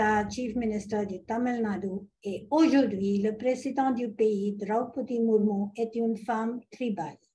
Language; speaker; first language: French; non-native, fluent; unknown